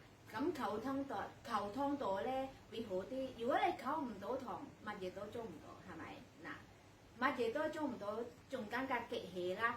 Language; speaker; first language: Cantonese; non-native, fluent; Indonesian